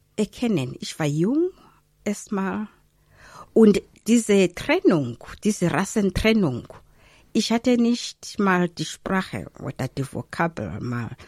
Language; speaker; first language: German; non-native, fluent; Zulu